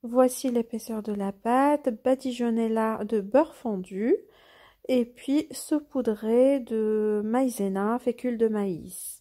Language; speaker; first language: French; non-native, local second language; Arabic